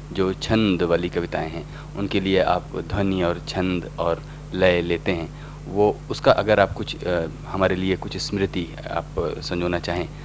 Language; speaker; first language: Hindi; native; Hindi